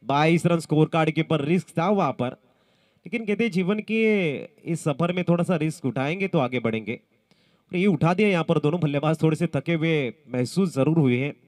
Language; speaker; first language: Hindi; non-native, local second language; Marathi